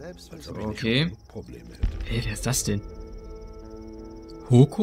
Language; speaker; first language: German; native; German